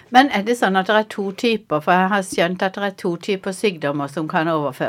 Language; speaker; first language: Norwegian; native; Norwegian